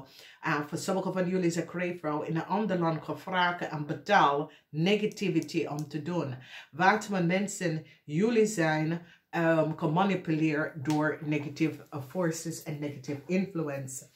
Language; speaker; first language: Dutch; non-native, learner; English